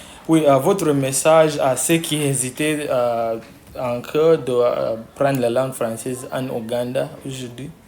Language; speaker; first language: French; non-native, fluent; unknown